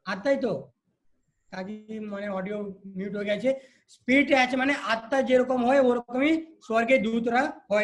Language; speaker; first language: Bangla; non-native, local second language; Hindi